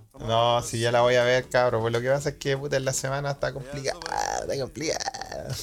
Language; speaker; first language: Spanish; native; Spanish